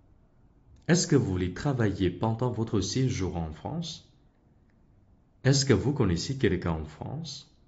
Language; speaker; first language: French; non-native, fluent; Chinese